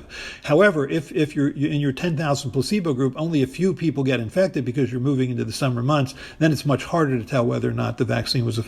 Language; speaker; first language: English; native; English